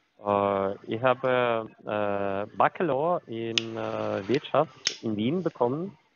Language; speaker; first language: German; non-native, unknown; Russian